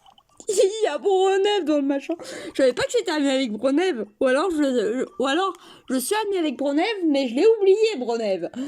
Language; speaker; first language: French; native; French